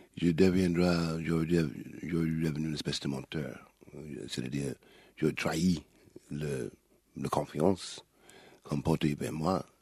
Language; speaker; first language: French; non-native, fluent; English